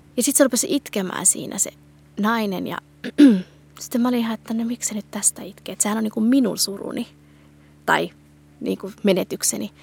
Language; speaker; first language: Finnish; early bilingual, other home language; Bangla